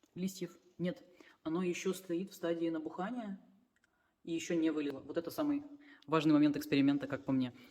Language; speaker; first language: Russian; non-native, local second language; Ukrainian